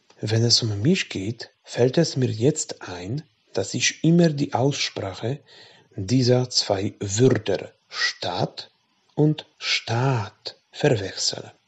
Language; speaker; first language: German; non-native, fluent; Polish